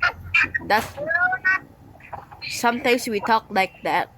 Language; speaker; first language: English; non-native, local second language; Filipino